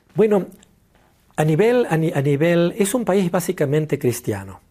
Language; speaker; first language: Spanish; native; Spanish